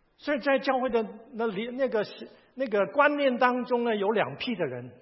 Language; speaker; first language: Chinese; non-native, local second language; Cantonese